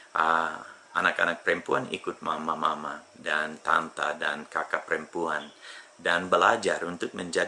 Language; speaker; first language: Indonesian; non-native, fluent; English